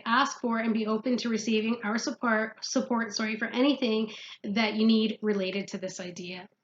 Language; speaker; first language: English; native; English